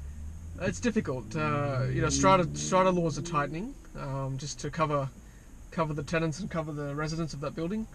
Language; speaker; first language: English; native; English